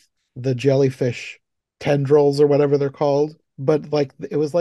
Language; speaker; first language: English; native; English